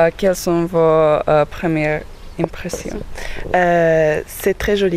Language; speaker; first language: French; non-native, learner; Serbian